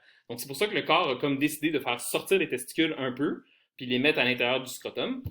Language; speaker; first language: French; native; French